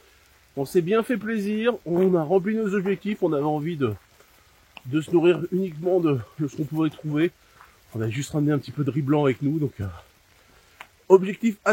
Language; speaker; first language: French; native; French